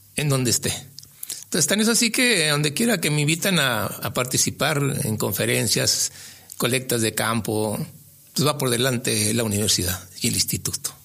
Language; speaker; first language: Spanish; native; Spanish